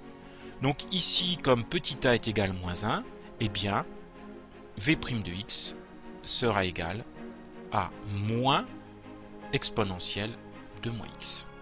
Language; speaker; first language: French; native; French